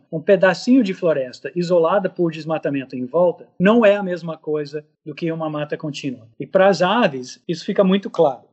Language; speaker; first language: Portuguese; non-native, fluent; English